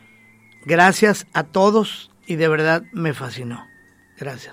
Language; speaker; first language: Spanish; native; Spanish